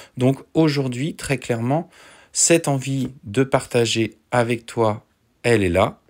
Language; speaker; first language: French; native; French